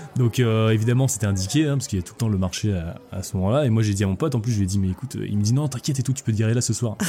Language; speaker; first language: French; native; French